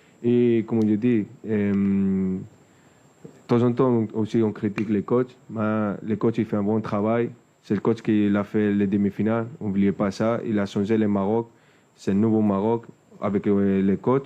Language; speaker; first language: French; non-native, fluent; Spanish